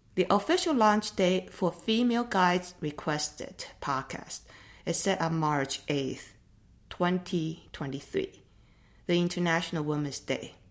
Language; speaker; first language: English; non-native, fluent; Chinese